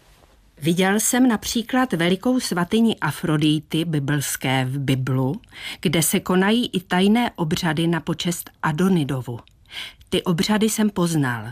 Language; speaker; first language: Czech; native; Czech